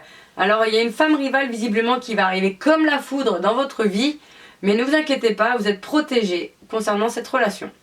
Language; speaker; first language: French; native; French